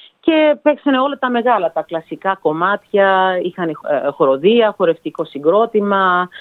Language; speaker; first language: Greek; early bilingual, heritage; Greek